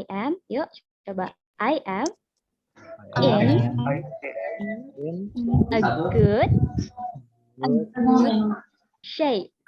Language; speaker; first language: English; non-native, learner; Indonesian